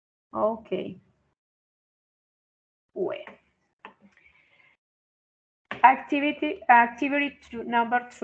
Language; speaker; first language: English; non-native, fluent; Spanish